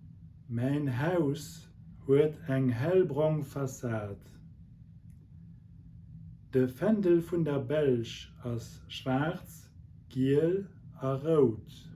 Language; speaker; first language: German; non-native, local second language; Luxembourgish